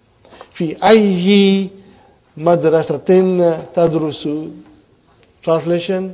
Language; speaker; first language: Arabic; non-native, fluent; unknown